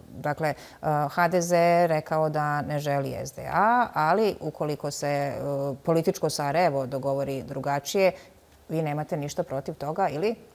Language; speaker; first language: Croatian; native; Croatian